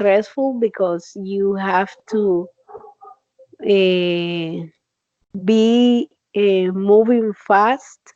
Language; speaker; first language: English; non-native, learner; Spanish